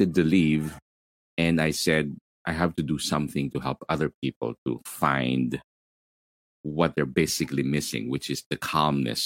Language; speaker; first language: English; non-native, local second language; Filipino